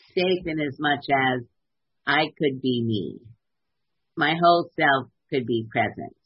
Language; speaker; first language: English; native; English